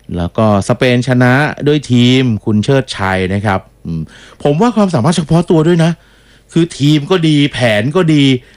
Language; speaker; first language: Thai; native; Thai